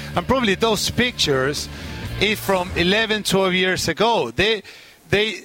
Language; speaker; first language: English; non-native, fluent; Spanish